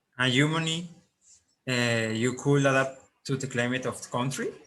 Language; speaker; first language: English; non-native, learner; Spanish